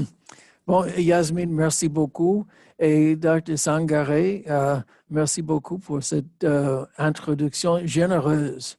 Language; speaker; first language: French; non-native, learner; English